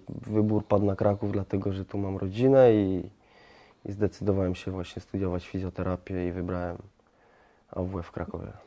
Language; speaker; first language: Polish; early bilingual, heritage; French